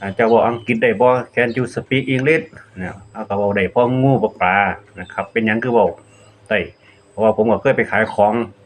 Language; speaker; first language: Thai; non-native, local second language; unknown